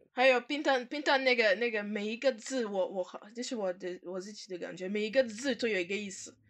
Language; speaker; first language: Chinese; non-native, learner; French